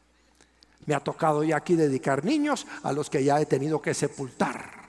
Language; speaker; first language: Spanish; native; Spanish